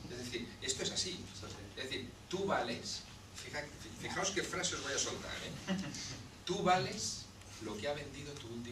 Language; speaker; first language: Spanish; native; Spanish